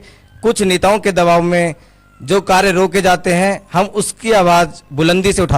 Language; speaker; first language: Hindi; native; Hindi